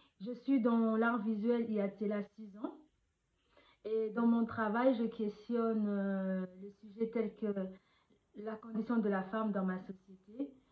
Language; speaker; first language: French; non-native, local second language; Lingala